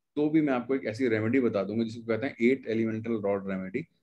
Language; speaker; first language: Hindi; native; Hindi